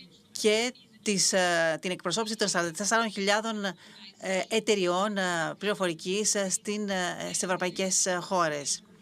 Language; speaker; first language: Greek; native; Greek